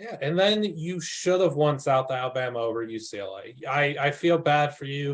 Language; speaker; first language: English; native; English